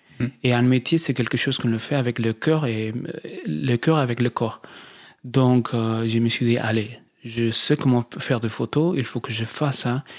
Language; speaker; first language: French; non-native, fluent; Spanish